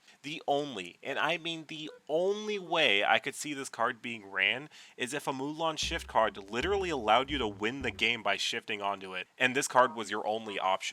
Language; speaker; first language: English; native; English